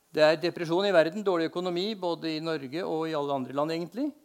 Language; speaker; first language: Norwegian; native; Norwegian